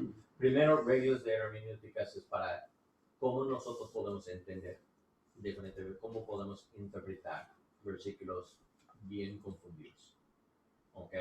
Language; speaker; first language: Spanish; non-native, learner; English